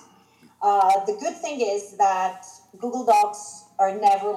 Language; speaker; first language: English; non-native, fluent; Greek